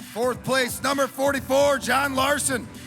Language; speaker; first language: English; native; English